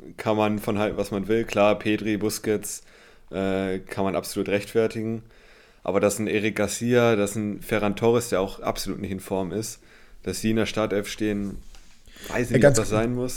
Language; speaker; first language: German; native; German